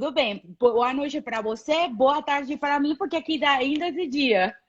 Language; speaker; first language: Portuguese; non-native, fluent; Spanish